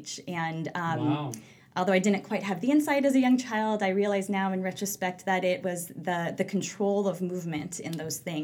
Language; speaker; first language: English; native; English